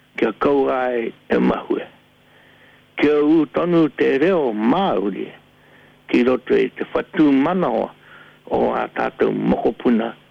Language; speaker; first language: Māori; native; Māori